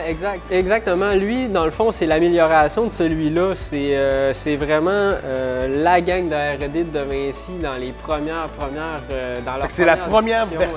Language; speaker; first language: French; native; French